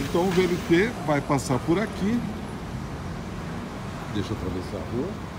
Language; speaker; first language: Portuguese; native; Portuguese